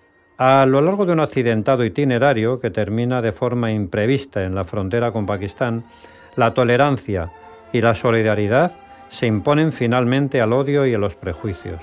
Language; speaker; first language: Spanish; native; Spanish